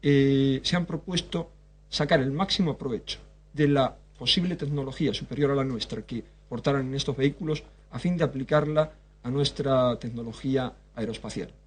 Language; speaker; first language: Spanish; native; Spanish